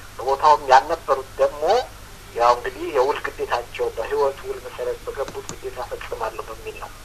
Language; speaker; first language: Amharic; non-native, local second language; Sebat Bet Gurage